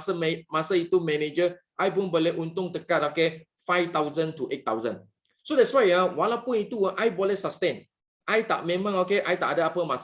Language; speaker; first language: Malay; non-native, local second language; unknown